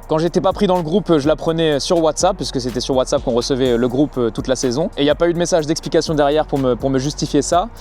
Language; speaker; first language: French; native; French